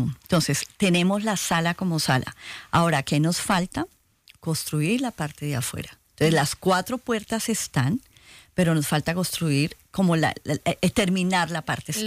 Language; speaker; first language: Spanish; native; Spanish